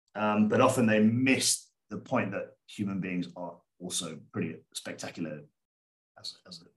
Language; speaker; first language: English; native; English